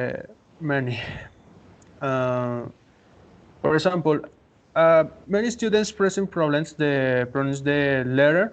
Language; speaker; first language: English; non-native, learner; Spanish